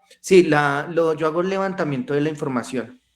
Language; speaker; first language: Spanish; native; Spanish